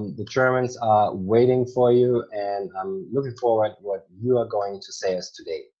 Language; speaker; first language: English; non-native, fluent; German